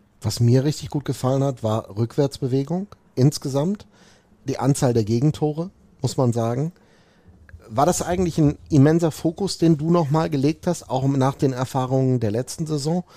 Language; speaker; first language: German; native; German